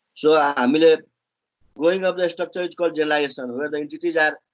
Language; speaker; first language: English; non-native, local second language; Nepali